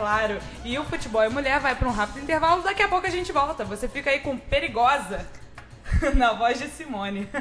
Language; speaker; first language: Portuguese; native; Portuguese